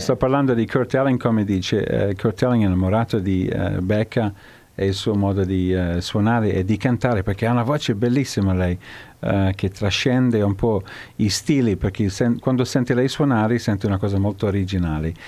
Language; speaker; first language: Italian; non-native, fluent; English